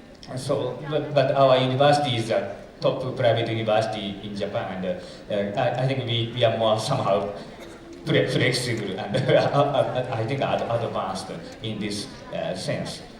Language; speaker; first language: English; non-native, fluent; Japanese